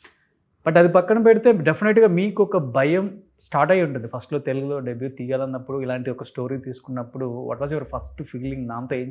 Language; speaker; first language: Telugu; native; Telugu